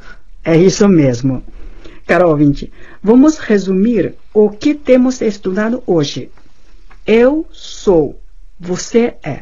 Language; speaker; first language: Portuguese; non-native, fluent; Chinese